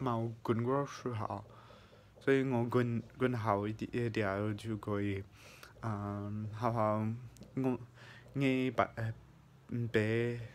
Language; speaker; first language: Chinese; non-native, fluent; English